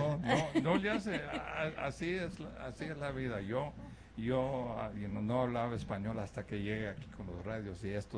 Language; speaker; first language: Spanish; non-native, fluent; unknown